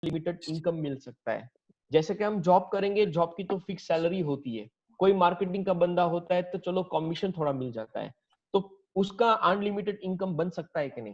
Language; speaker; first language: Hindi; native; Hindi